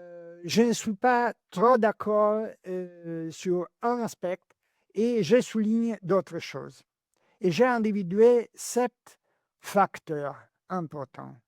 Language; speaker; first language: French; non-native, learner; Italian